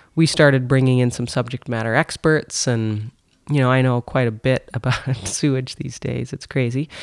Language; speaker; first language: English; native; English